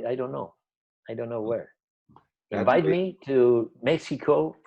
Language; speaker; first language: English; non-native, learner; Spanish